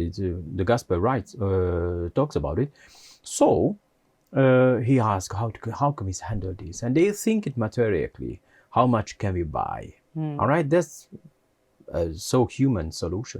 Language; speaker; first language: English; non-native, fluent; Hungarian